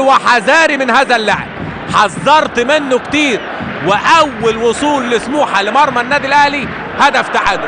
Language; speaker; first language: Arabic; native; Arabic